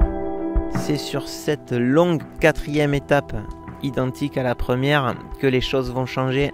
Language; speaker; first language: French; native; French